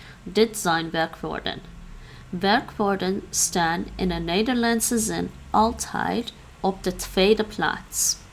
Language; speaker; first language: Dutch; non-native, learner; English